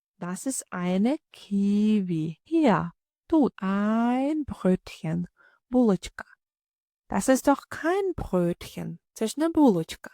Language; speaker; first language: German; non-native, fluent; Ukrainian